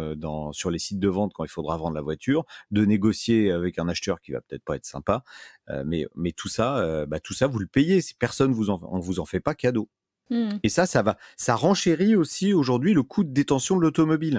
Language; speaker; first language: French; native; French